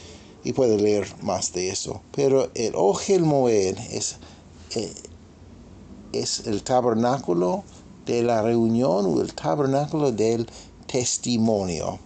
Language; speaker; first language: Spanish; non-native, fluent; English